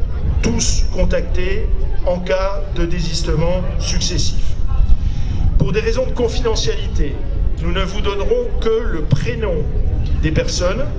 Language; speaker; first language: French; native; French